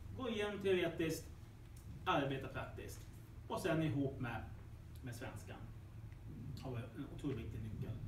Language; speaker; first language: Swedish; native; Swedish